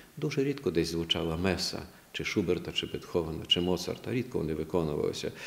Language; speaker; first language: Ukrainian; native; Ukrainian